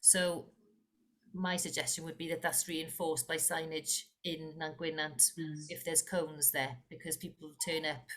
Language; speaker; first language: English; non-native, local second language; Welsh